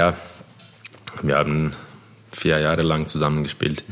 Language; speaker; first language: German; non-native, fluent; Croatian